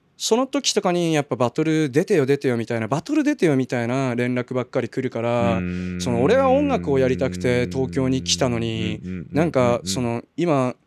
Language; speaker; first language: Japanese; native; Japanese